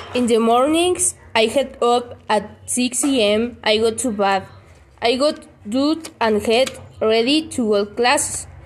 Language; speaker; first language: English; non-native, learner; Spanish